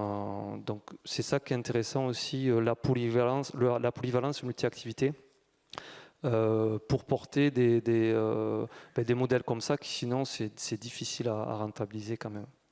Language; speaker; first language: French; native; French